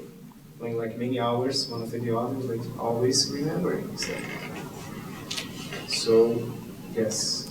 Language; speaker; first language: English; non-native, fluent; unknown